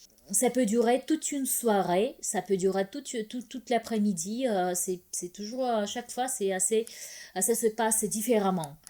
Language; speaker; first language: French; non-native, fluent; Russian